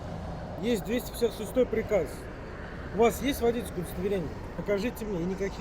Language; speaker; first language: Russian; native; Russian